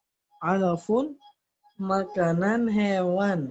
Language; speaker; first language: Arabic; non-native, fluent; Indonesian